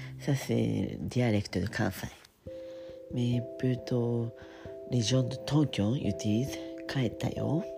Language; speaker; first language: French; non-native, learner; Japanese